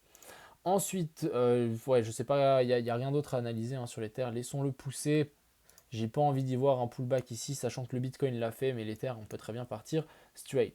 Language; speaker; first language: French; native; French